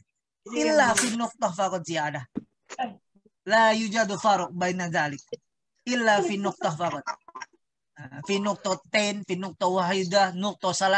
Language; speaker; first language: Arabic; non-native, learner; Indonesian